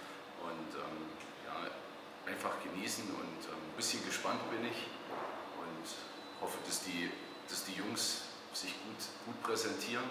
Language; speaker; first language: German; native; German